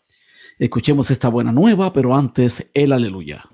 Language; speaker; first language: Spanish; native; Spanish